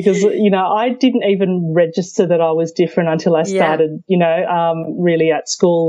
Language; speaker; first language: English; early bilingual, other home language; Cantonese